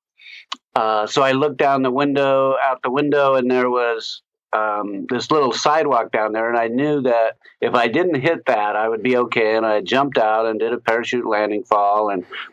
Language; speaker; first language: English; native; English